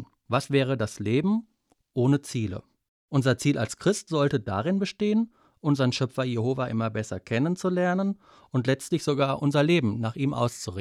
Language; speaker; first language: German; native; German